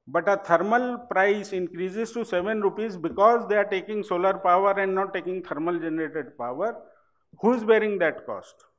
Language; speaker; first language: English; non-native, local second language; Hindi